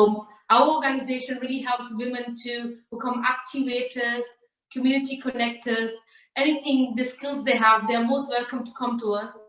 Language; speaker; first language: English; early bilingual, other home language; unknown